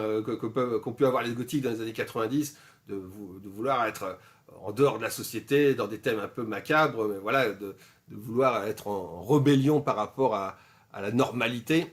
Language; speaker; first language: French; native; French